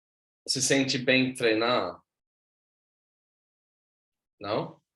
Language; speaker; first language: Portuguese; non-native, learner; Swedish